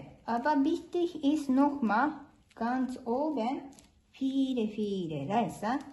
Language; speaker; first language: German; non-native, learner; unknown